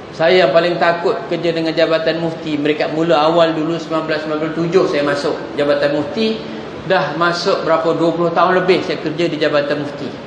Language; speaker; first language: Malay; native; Malay